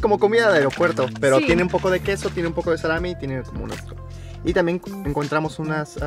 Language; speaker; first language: Spanish; native; Spanish